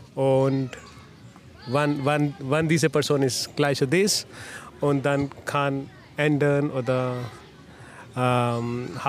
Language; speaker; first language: German; non-native, learner; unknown